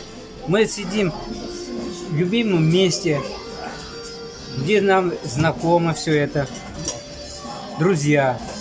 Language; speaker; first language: Russian; non-native, local second language; Chuvash